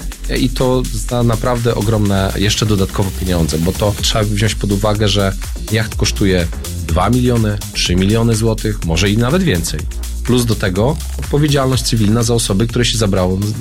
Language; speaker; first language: Polish; native; Polish